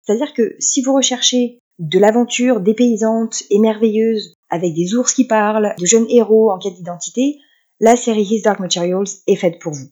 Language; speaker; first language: French; native; French